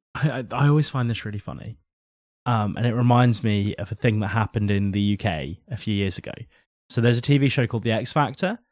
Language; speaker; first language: English; native; English